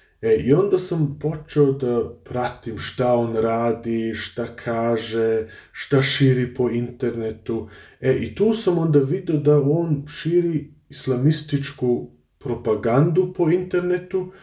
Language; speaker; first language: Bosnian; early bilingual, heritage; Bosnian